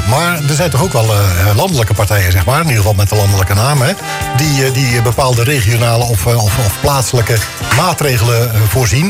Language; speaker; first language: Dutch; native; Dutch